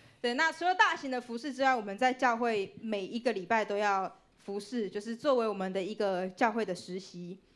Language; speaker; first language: Chinese; native; Chinese